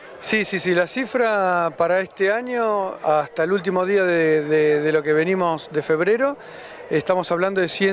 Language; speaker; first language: Spanish; native; Spanish